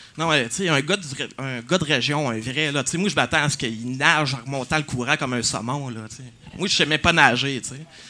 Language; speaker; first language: French; native; French